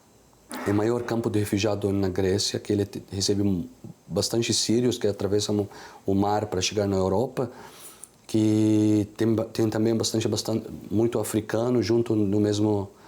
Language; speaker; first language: Portuguese; non-native, fluent; Arabic